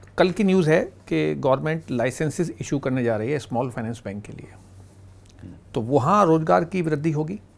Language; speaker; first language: Hindi; native; Hindi